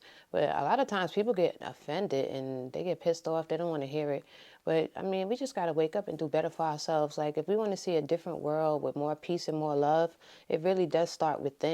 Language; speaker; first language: English; native; English